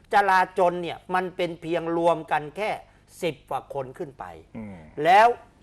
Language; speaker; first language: Thai; native; Thai